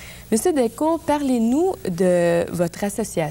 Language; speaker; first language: French; native; French